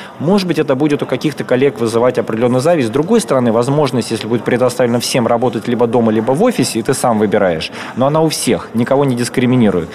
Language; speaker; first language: Russian; native; Russian